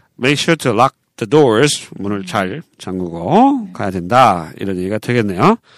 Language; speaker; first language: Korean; native; Korean